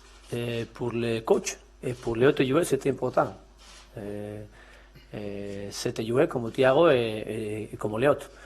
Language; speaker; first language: French; non-native, learner; Spanish